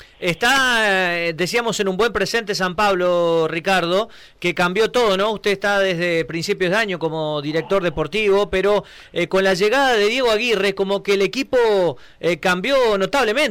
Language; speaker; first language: Spanish; native; Spanish